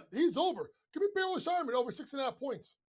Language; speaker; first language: English; native; English